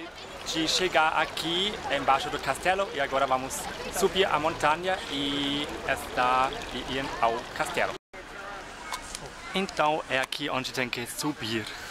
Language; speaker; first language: Portuguese; non-native, fluent; German